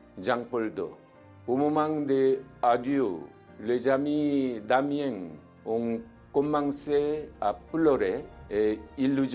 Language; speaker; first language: French; non-native, fluent; Korean